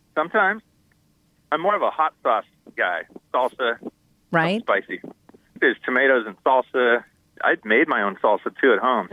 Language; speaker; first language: English; native; English